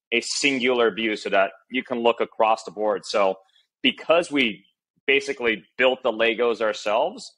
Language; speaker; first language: English; early bilingual, other home language; Chinese